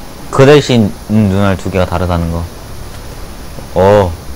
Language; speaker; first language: Korean; native; Korean